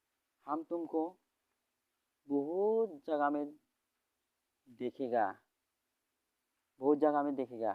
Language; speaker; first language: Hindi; non-native, local second language; Bodo